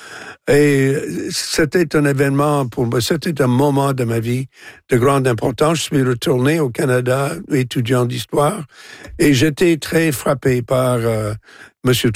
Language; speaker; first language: French; non-native, local second language; English